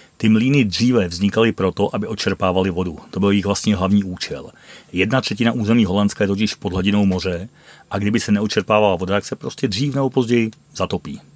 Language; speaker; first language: Czech; non-native, fluent; Dutch